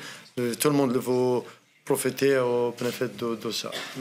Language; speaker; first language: French; non-native, learner; Arabic